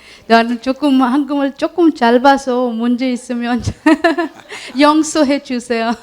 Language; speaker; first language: Korean; non-native, learner; Urdu